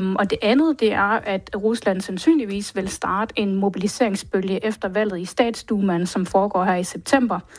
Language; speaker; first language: Danish; native; Danish